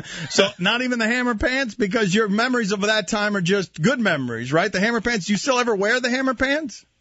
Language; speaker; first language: English; early bilingual, other home language; Spanish